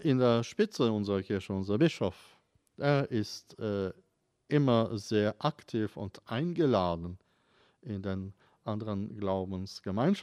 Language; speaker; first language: German; non-native, fluent; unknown